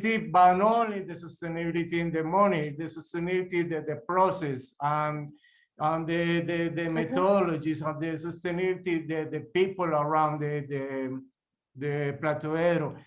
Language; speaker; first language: English; non-native, learner; Spanish